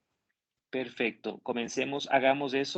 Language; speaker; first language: Spanish; native; Spanish